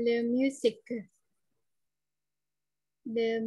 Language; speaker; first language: French; non-native, learner; Indonesian